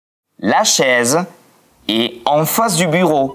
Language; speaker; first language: French; non-native, fluent; Spanish